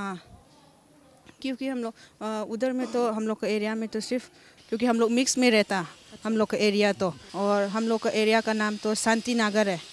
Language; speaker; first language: Hindi; non-native, local second language; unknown